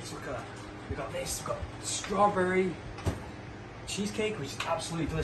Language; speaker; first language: English; native; English